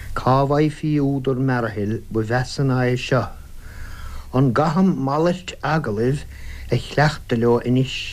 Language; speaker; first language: Irish; native; Irish